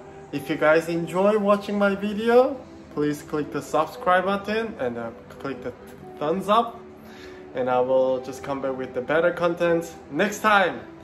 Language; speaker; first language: English; non-native, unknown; Korean